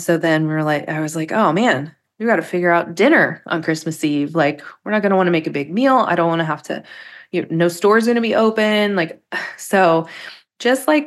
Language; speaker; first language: English; native; English